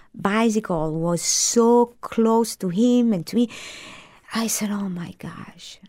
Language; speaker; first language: English; non-native, fluent; Italian